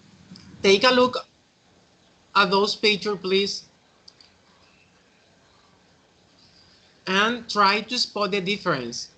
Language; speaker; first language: English; non-native, fluent; Spanish